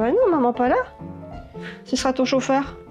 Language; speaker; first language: French; native; French